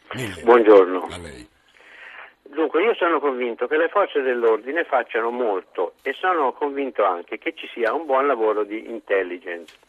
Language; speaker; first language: Italian; native; Italian